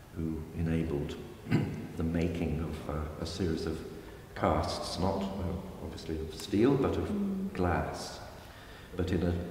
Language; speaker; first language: English; native; English